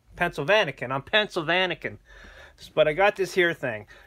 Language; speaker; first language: English; native; English